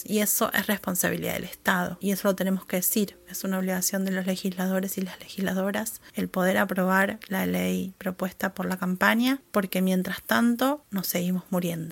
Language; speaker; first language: Spanish; native; Spanish